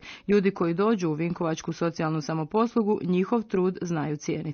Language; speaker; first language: Croatian; native; Croatian